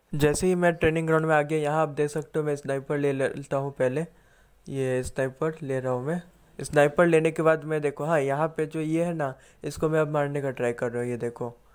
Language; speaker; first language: Hindi; native; Hindi